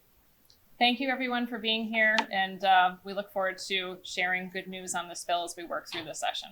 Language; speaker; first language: English; native; English